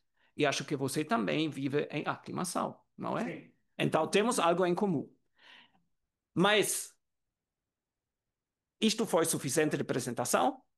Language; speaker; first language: Portuguese; non-native, learner; German